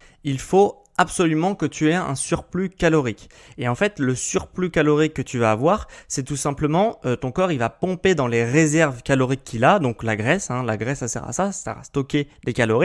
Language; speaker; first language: French; native; French